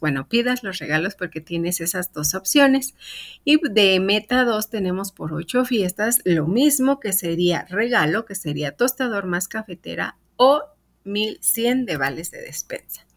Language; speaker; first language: Spanish; native; Spanish